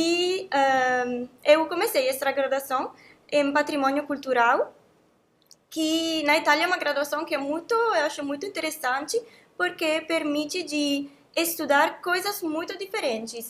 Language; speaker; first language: Portuguese; non-native, fluent; Italian